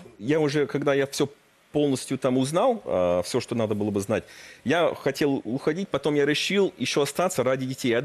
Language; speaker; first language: Russian; early bilingual, heritage; Russian